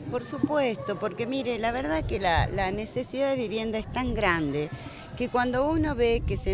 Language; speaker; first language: Spanish; native; Spanish